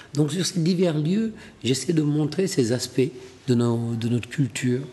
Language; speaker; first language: French; non-native, local second language; Wolof